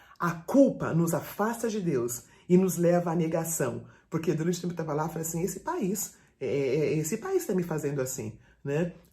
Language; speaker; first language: Portuguese; native; Portuguese